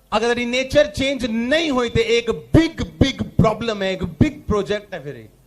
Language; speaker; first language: Hindi; non-native, local second language; Punjabi